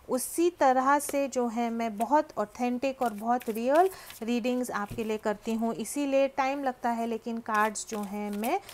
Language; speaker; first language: Hindi; native; Hindi